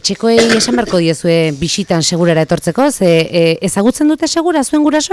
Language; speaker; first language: Basque; native; Basque